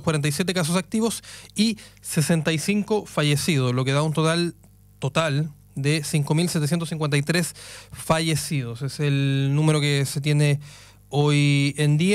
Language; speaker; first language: Spanish; native; Spanish